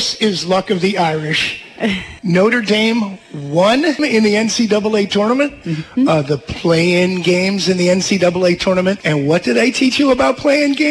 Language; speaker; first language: English; native; English